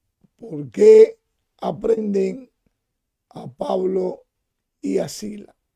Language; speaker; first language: Spanish; native; Spanish